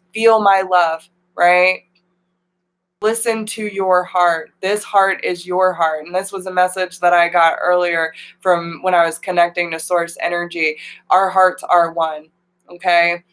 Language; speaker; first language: English; native; English